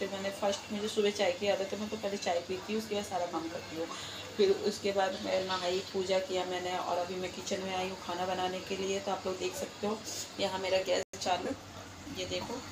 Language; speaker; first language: Hindi; non-native, local second language; Bangla